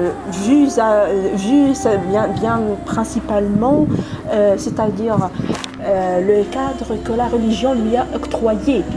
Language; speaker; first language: French; non-native, local second language; Arabic